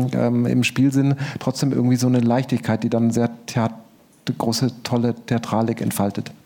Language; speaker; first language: German; native; German